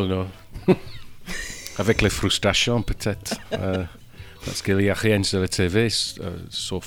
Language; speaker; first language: French; non-native, fluent; English